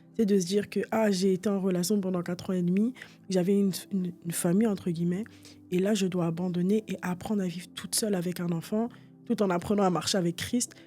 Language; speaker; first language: French; early bilingual, other home language; Portuguese